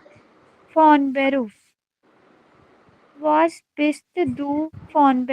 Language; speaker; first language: German; non-native, learner; Hindi